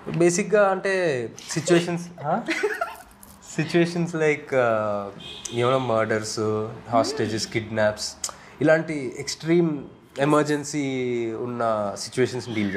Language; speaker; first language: Telugu; native; Telugu